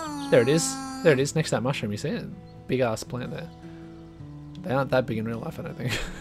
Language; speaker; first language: English; native; English